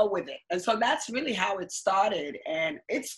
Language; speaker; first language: English; non-native, local second language; Akan